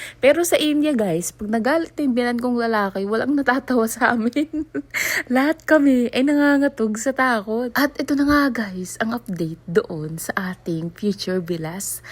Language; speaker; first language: Filipino; native; Filipino